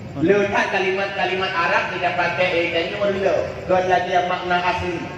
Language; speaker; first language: Malay; non-native, local second language; Achinese